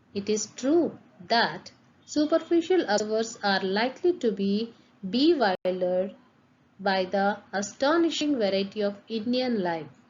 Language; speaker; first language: English; non-native, local second language; Telugu